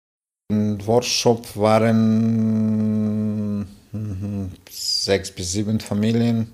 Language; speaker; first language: German; non-native, fluent; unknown